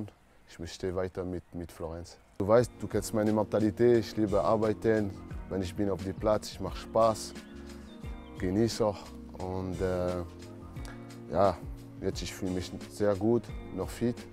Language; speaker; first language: German; non-native, learner; French